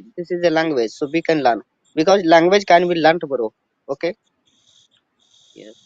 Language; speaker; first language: English; non-native, learner; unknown